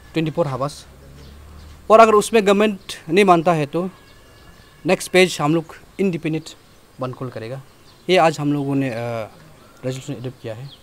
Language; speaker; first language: Hindi; non-native, local second language; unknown